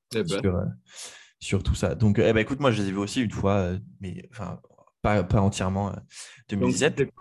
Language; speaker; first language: French; native; French